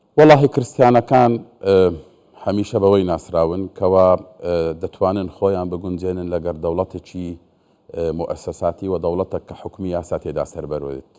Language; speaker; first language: Central Kurdish; non-native, local second language; Assyrian Neo-Aramaic